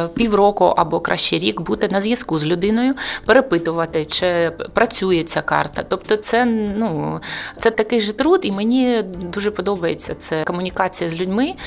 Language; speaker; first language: Ukrainian; non-native, local second language; Russian